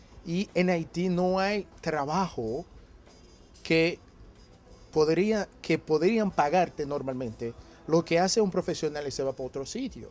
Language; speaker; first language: Spanish; non-native, fluent; Haitian Creole